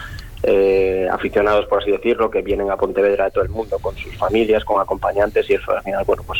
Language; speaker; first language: Spanish; native; Spanish